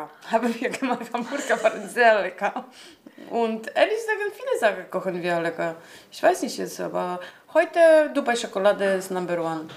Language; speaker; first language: German; non-native, learner; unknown